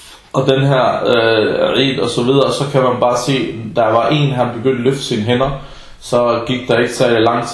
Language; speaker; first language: Danish; non-native, fluent; Arabic